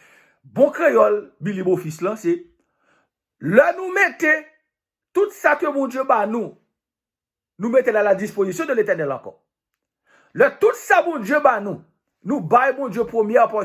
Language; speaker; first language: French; non-native, local second language; Haitian Creole